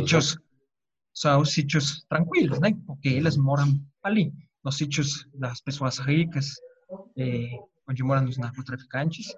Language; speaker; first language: Portuguese; non-native, fluent; Spanish